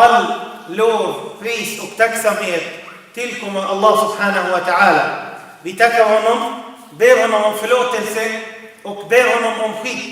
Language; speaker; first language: Swedish; non-native, fluent; Arabic